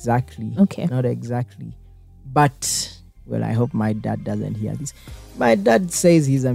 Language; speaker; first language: English; non-native, local second language; Ganda